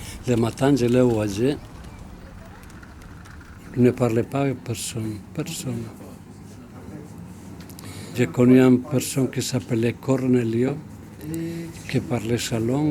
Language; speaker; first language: French; non-native, fluent; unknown